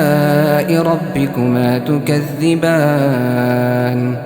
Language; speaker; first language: Arabic; native; Arabic